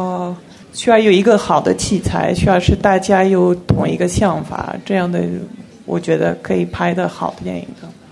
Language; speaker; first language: Chinese; non-native, fluent; Italian